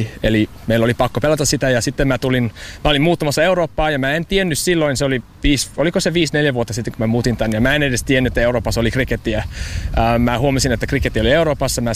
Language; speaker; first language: Finnish; non-native, fluent; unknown